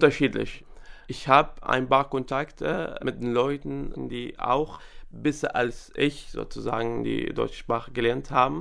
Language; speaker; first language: German; non-native, fluent; Arabic